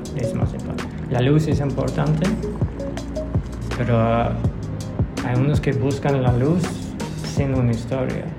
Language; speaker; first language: Spanish; non-native, learner; English